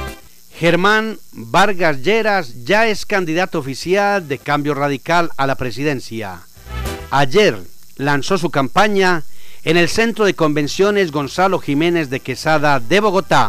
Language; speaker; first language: Spanish; native; Spanish